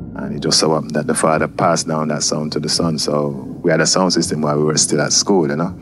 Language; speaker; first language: English; native; English